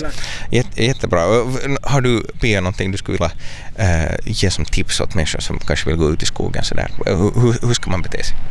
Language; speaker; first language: Swedish; native; Swedish